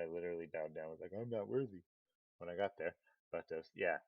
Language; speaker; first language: English; native; English